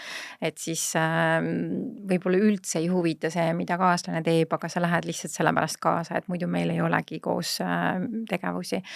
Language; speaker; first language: Estonian; native; Estonian